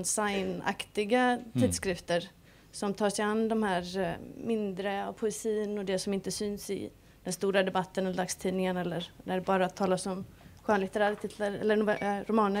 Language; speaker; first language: Swedish; non-native, fluent; Icelandic